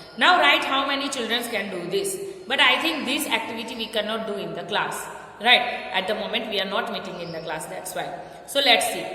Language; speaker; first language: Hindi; non-native, local second language; Gujarati